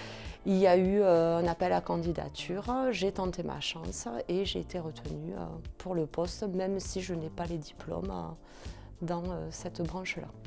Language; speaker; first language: French; native; French